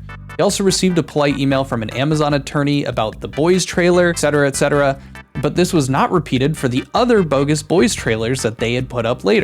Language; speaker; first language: English; native; English